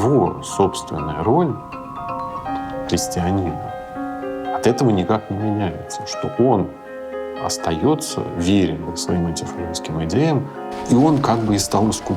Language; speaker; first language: Russian; native; Russian